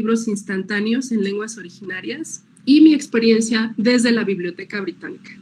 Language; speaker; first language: Spanish; native; Spanish